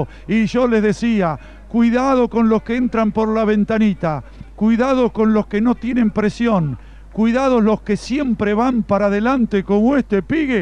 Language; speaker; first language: Spanish; native; Spanish